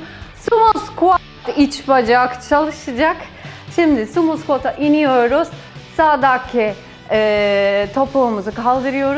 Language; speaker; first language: Turkish; non-native, fluent; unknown